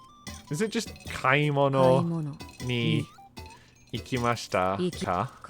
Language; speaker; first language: Japanese; non-native, learner; English